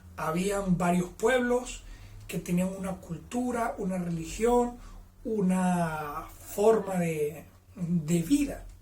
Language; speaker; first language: Spanish; native; Spanish